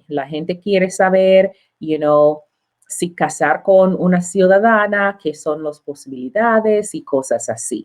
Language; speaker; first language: Spanish; non-native, learner; English